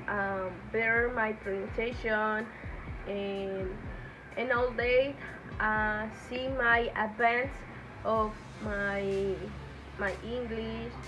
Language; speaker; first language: English; non-native, learner; Spanish